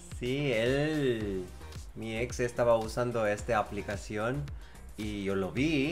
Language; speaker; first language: Spanish; non-native, learner; Korean